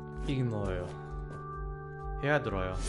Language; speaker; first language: Korean; non-native, fluent; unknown